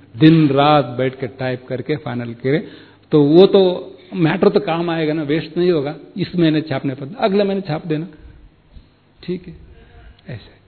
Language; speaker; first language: Hindi; non-native, local second language; Kannada